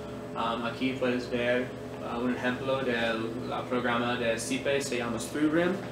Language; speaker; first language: Spanish; non-native, learner; English